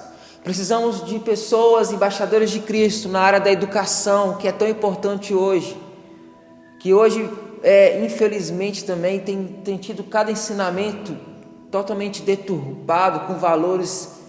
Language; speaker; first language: Portuguese; native; Portuguese